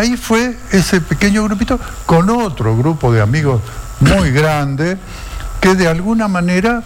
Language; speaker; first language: Spanish; native; Spanish